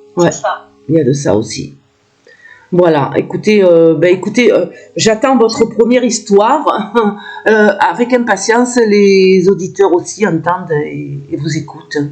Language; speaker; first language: French; native; French